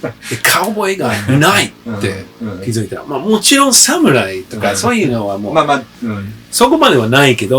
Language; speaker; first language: Japanese; early bilingual, heritage; English